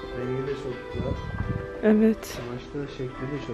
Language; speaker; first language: Turkish; native; Turkish